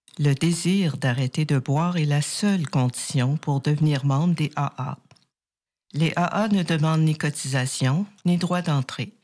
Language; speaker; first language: French; native; French